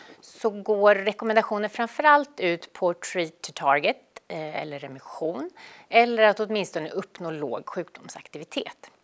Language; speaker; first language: Swedish; native; Swedish